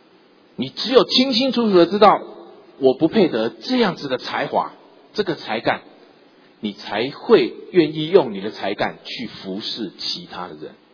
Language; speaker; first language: Chinese; native; Chinese